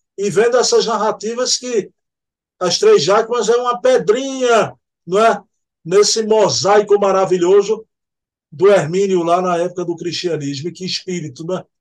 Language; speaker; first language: Portuguese; native; Portuguese